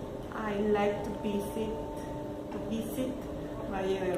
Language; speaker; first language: English; non-native, learner; Spanish